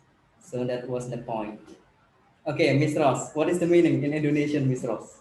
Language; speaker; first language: English; non-native, learner; Indonesian